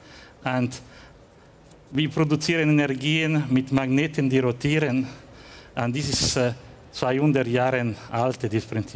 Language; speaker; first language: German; non-native, learner; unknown